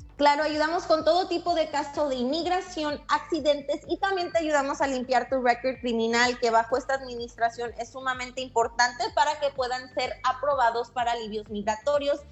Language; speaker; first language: Spanish; early bilingual, heritage; Spanish